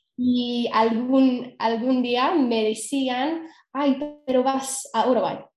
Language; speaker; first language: Spanish; non-native, fluent; English